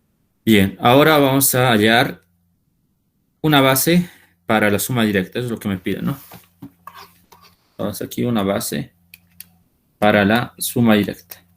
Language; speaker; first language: Spanish; native; Spanish